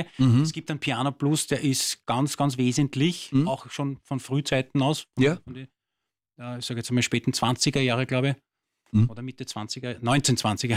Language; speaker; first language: German; native; German